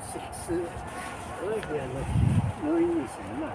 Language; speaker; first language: English; non-native, learner; Japanese